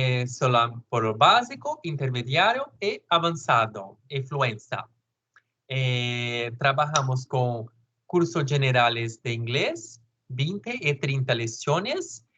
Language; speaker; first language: Spanish; non-native, learner; Portuguese